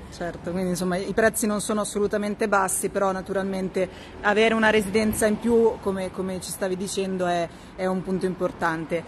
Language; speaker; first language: Italian; native; Italian